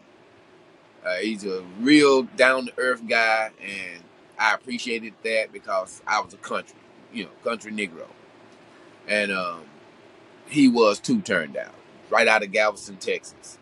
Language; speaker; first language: English; native; English